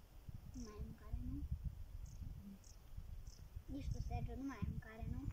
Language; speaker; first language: Romanian; early bilingual, heritage; Romanian